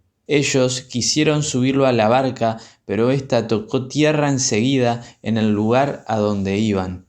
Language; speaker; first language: Spanish; native; Spanish